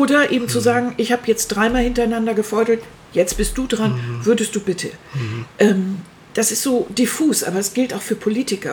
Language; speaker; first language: German; native; German